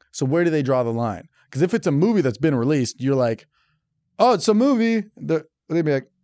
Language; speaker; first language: English; native; English